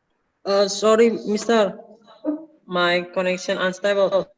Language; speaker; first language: English; non-native, learner; Indonesian